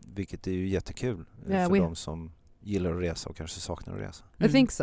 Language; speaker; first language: English; native; English